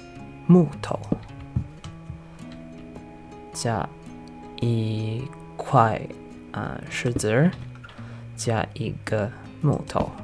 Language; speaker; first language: Chinese; non-native, learner; English